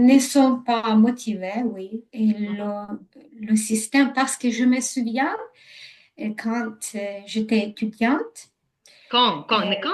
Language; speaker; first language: French; non-native, learner; Ukrainian